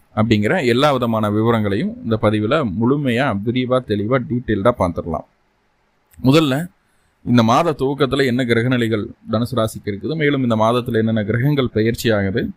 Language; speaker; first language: Tamil; native; Tamil